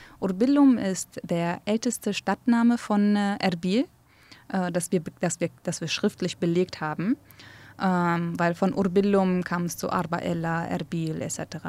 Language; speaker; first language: German; early bilingual, other home language; Central Kurdish